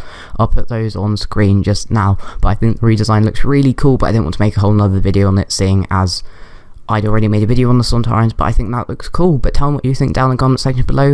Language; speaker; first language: English; native; English